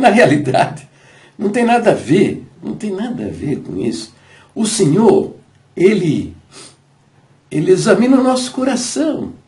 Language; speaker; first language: Portuguese; native; Portuguese